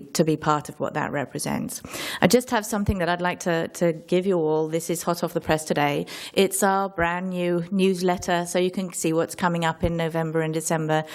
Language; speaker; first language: English; native; English